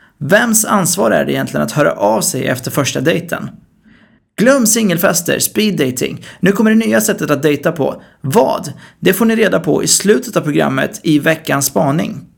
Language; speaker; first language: Swedish; early bilingual, other home language; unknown